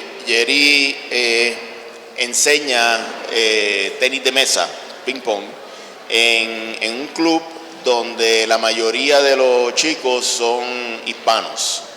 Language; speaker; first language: Spanish; non-native, fluent; Portuguese